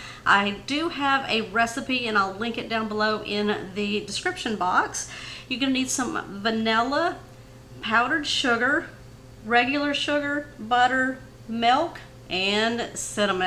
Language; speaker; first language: English; native; English